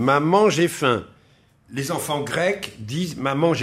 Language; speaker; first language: French; native; French